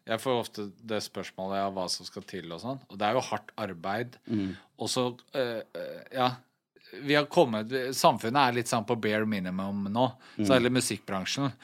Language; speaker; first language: Norwegian; native; Norwegian